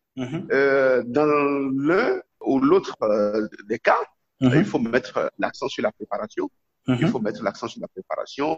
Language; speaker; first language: French; non-native, local second language; Yoruba